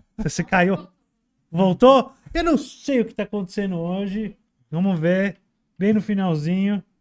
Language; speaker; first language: Portuguese; native; Portuguese